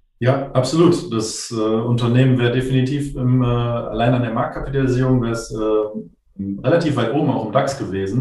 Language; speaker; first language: German; native; German